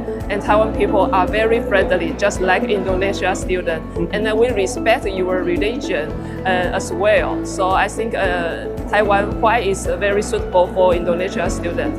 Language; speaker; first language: English; non-native, learner; Chinese